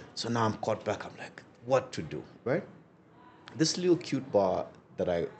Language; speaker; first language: English; non-native, local second language; Luo (Kenya and Tanzania)